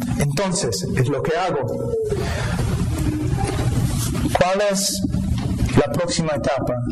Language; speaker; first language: Spanish; non-native, fluent; English